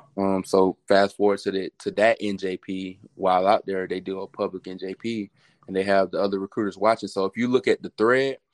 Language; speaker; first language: English; native; English